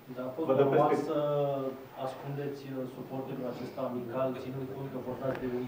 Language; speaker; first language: Romanian; native; Romanian